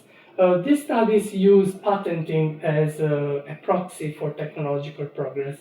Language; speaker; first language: English; non-native, fluent; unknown